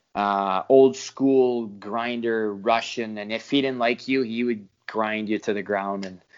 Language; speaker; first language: English; non-native, fluent; French